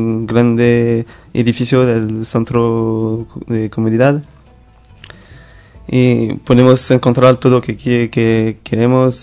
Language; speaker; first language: Spanish; non-native, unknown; French